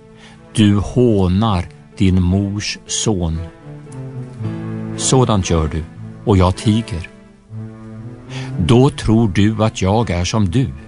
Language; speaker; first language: Swedish; native; Swedish